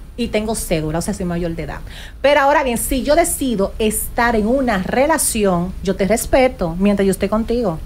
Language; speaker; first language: Spanish; native; Spanish